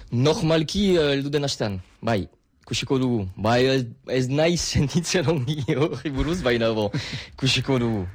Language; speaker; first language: Basque; non-native, local second language; French